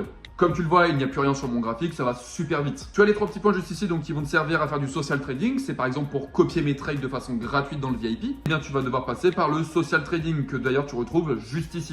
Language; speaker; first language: French; native; French